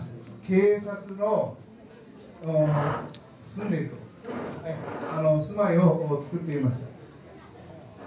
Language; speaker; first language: Japanese; non-native, fluent; Chinese